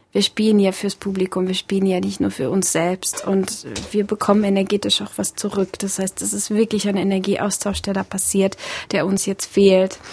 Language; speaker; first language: German; early bilingual, other home language; Russian